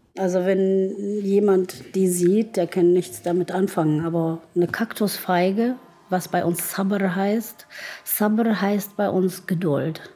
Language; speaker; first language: German; non-native, fluent; Arabic